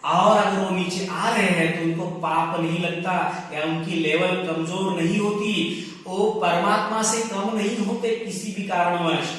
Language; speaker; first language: Hindi; non-native, local second language; Marathi